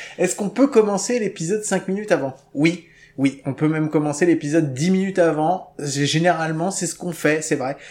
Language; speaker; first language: French; native; French